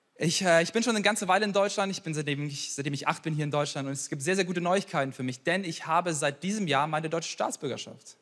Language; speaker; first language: German; early bilingual, other home language; Ukrainian